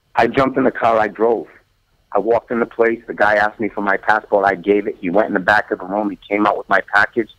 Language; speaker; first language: English; native; English